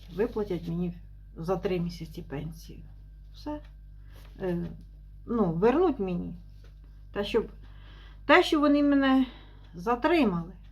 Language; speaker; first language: Ukrainian; native; Ukrainian